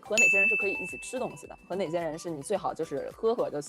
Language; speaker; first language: Chinese; native; Chinese